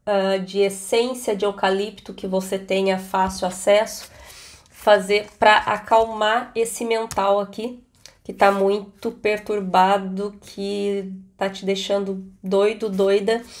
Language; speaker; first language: Portuguese; native; Portuguese